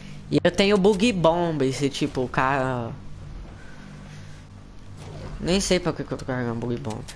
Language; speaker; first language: Portuguese; native; Portuguese